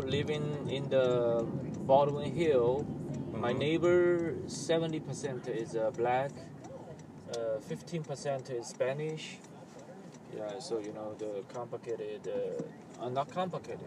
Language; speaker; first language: English; non-native, learner; Chinese